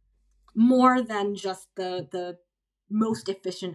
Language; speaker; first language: English; native; English